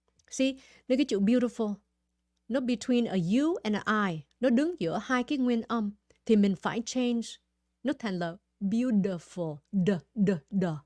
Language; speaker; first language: Vietnamese; early bilingual, heritage; Vietnamese